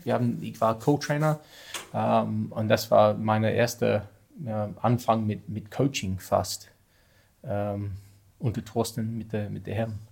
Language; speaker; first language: German; non-native, learner; English